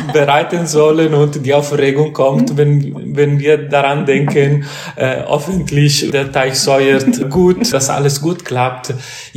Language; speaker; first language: German; non-native, fluent; Italian